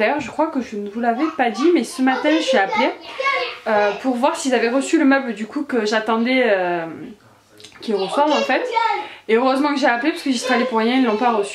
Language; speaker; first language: French; native; French